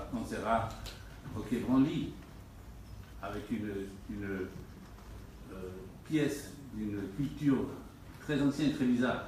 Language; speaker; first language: French; non-native, fluent; Spanish